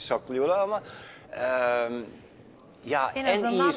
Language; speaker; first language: Turkish; non-native, fluent; Dutch